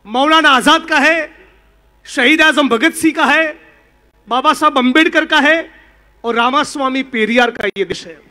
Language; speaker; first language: Hindi; non-native, local second language; Gujarati